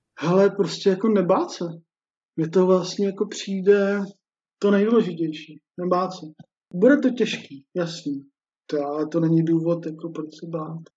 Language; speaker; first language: Czech; native; Czech